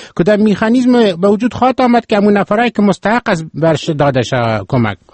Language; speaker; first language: Persian; native; Persian